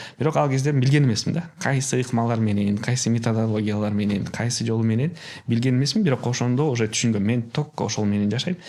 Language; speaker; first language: Kyrgyz; non-native, local second language; Russian